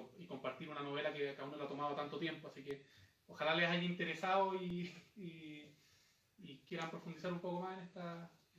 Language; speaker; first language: Spanish; native; Spanish